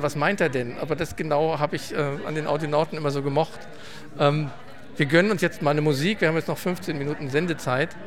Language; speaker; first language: German; native; German